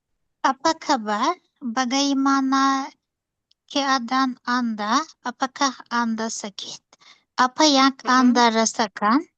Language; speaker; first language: Indonesian; non-native, learner; Turkish